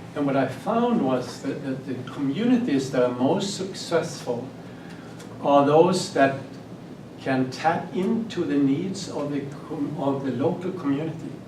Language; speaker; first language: English; non-native, fluent; Swedish